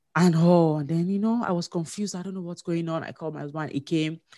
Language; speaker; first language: English; non-native, local second language; Yoruba